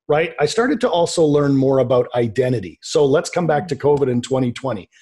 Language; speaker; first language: English; native; English